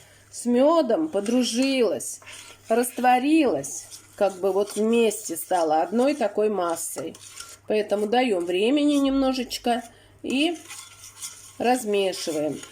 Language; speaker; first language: Russian; native; Russian